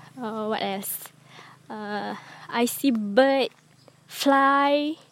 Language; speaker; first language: English; non-native, learner; Malay